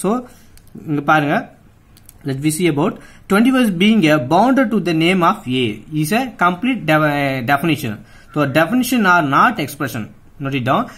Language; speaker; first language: English; non-native, local second language; Tamil